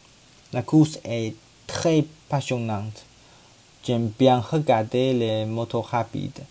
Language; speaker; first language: French; non-native, learner; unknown